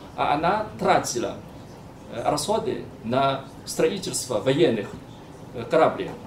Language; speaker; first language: Russian; non-native, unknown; Chinese